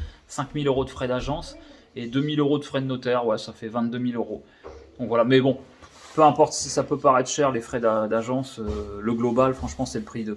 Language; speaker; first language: French; native; French